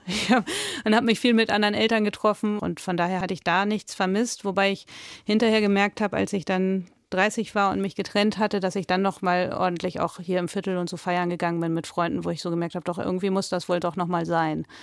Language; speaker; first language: German; native; German